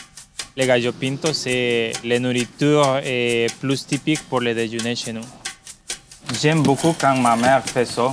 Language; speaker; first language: French; non-native, learner; Spanish